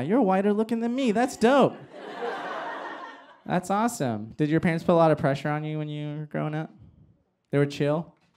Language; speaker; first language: English; early bilingual, other home language; Spanish